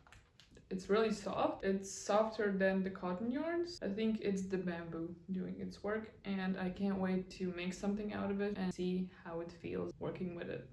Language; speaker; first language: English; non-native, fluent; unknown